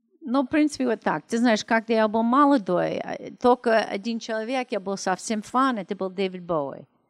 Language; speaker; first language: Russian; non-native, learner; English